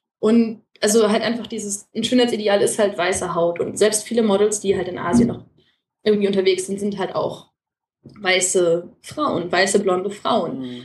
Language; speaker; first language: German; native; German